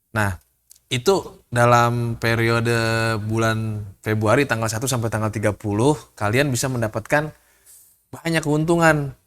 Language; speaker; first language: Indonesian; native; Indonesian